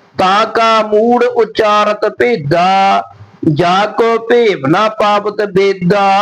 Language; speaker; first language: Hindi; non-native, local second language; Punjabi